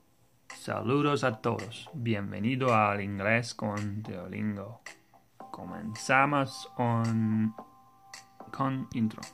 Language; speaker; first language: Spanish; non-native, learner; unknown